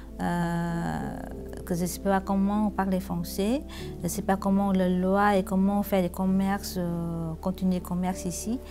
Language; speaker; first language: French; non-native, learner; Vietnamese